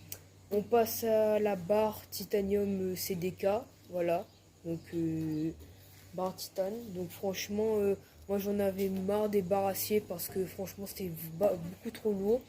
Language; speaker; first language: French; native; French